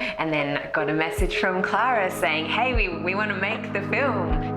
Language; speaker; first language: English; native; English